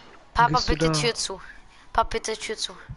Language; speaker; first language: German; native; German